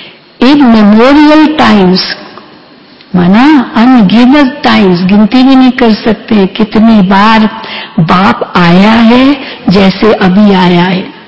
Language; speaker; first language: Hindi; native; Hindi